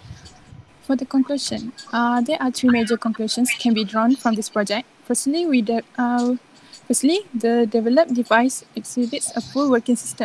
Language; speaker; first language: English; non-native, local second language; Malay